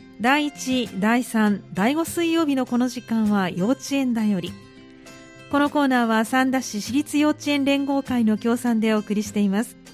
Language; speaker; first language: Japanese; native; Japanese